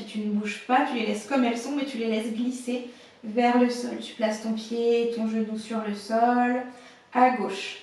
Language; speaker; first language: French; native; French